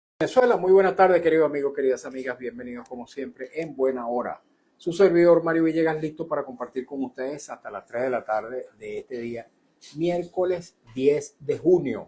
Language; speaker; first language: Spanish; native; Spanish